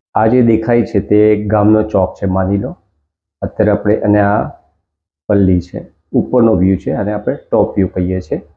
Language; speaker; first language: Gujarati; native; Gujarati